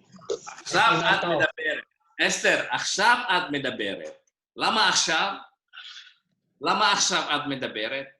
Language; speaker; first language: Hebrew; non-native, fluent; Indonesian